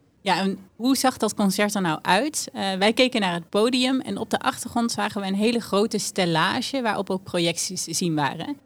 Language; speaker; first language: Dutch; native; Dutch